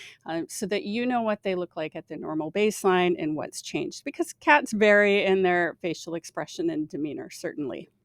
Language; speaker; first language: English; native; English